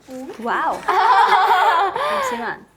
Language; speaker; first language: Korean; native; Korean